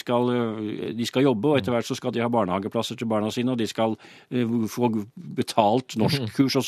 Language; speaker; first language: Norwegian; native; Norwegian